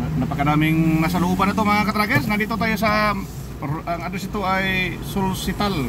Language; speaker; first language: Filipino; non-native, local second language; Cebuano